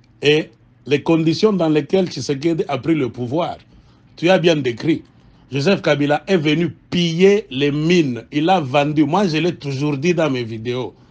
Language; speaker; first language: French; non-native, local second language; Swahili